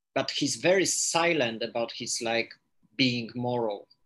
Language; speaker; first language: English; non-native, fluent; Polish